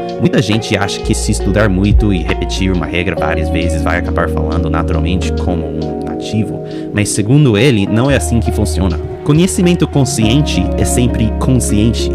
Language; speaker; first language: Portuguese; non-native, fluent; English